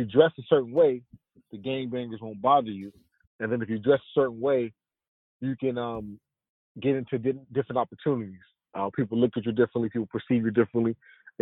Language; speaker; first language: English; native; English